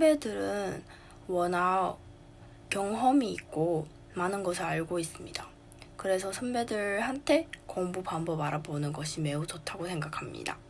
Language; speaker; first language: Korean; non-native, learner; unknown